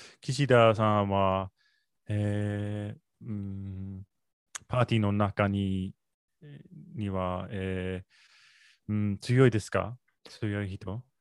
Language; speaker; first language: Japanese; non-native, learner; English